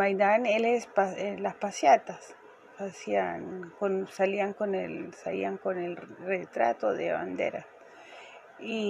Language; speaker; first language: Portuguese; non-native, learner; Spanish